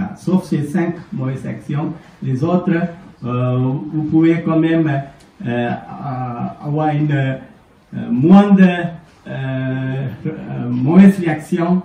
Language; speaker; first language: French; non-native, fluent; Sinhala